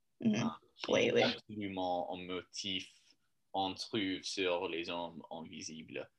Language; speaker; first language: French; non-native, learner; English